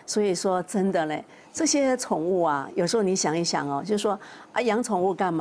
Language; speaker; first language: Chinese; native; Chinese